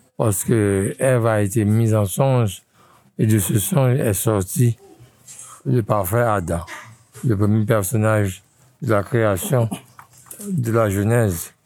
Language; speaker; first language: French; non-native, local second language; Haitian Creole